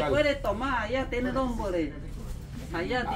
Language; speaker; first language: Spanish; non-native, learner; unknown